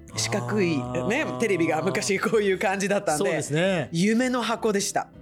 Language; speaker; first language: Japanese; non-native, fluent; Swedish